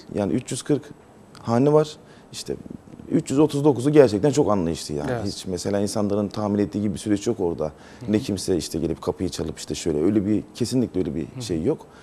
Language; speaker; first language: Turkish; native; Turkish